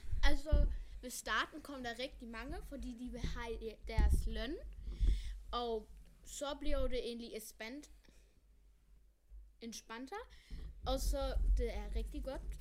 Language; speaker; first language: Danish; non-native, local second language; German